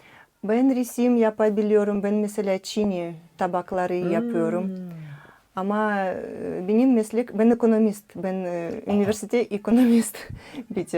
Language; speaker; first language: Turkish; non-native, learner; Russian